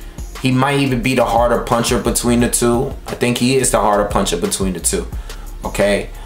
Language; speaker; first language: English; native; English